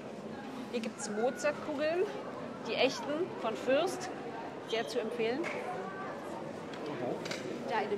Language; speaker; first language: German; native; German